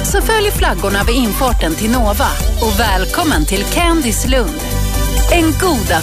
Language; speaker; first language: Swedish; native; Swedish